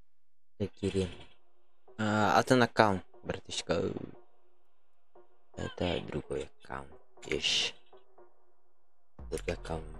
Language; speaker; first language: Russian; non-native, local second language; Yakut